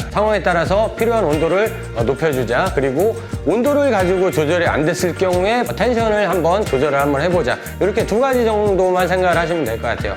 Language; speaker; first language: Korean; native; Korean